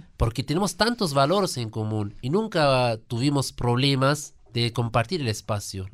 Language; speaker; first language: Spanish; non-native, fluent; German